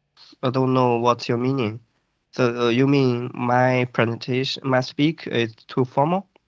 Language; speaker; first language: English; non-native, fluent; Chinese